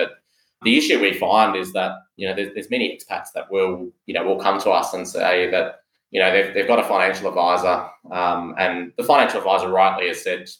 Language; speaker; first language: English; native; English